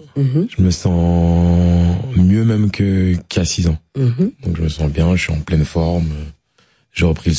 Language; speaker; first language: French; native; French